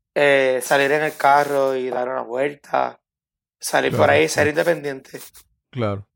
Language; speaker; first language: Spanish; native; Spanish